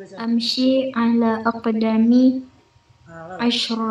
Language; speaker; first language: Arabic; non-native, learner; Indonesian